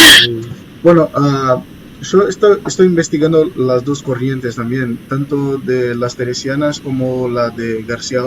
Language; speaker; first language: Spanish; non-native, fluent; Portuguese